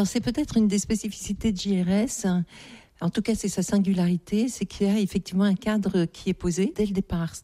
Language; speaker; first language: French; native; French